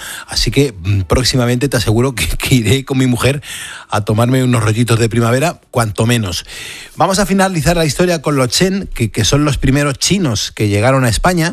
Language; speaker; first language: Spanish; native; Spanish